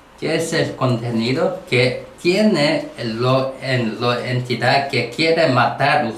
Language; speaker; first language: Spanish; non-native, learner; Korean